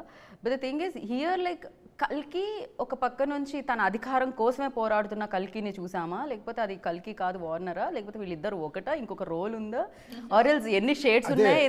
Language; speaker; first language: Telugu; native; Telugu